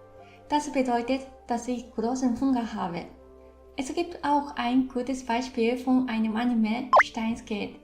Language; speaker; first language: German; non-native, fluent; Japanese